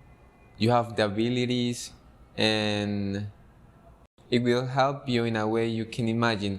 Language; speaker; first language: English; non-native, fluent; Spanish